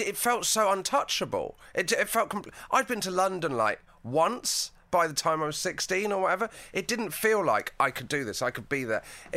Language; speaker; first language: English; native; English